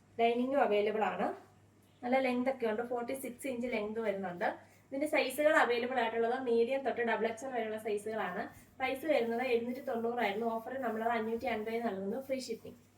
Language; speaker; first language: Malayalam; native; Malayalam